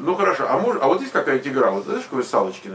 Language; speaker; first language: Russian; native; Russian